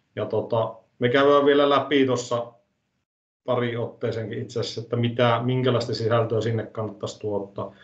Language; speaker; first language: Finnish; native; Finnish